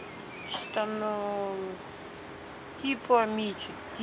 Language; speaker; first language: Italian; non-native, learner; Bulgarian